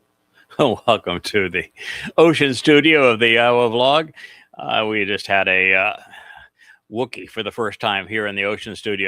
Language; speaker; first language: English; native; English